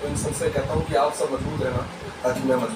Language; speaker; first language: Hindi; non-native, local second language; Rajasthani